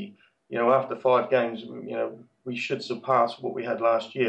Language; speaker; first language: English; native; English